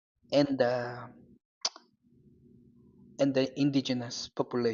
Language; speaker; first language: English; non-native, learner; Spanish